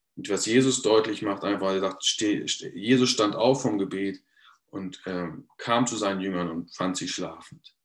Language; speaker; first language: German; native; German